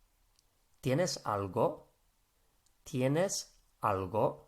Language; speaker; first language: Spanish; non-native, fluent; English